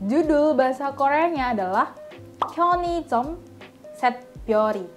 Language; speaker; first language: Indonesian; native; Indonesian